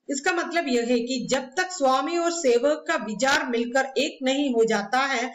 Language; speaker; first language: Hindi; non-native, local second language; Malayalam